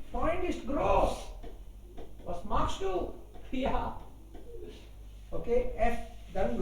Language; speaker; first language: German; non-native, fluent; Hindi